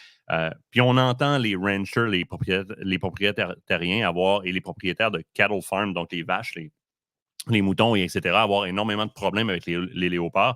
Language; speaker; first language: French; native; French